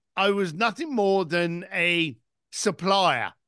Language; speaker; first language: English; native; English